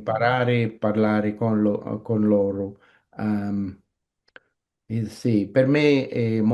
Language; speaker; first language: Italian; non-native, learner; English